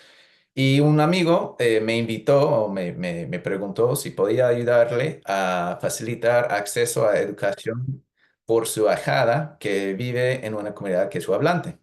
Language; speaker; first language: Spanish; non-native, fluent; English